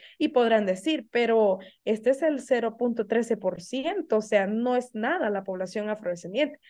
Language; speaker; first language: Spanish; native; Spanish